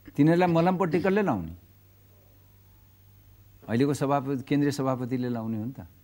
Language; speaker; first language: Nepali; native; Nepali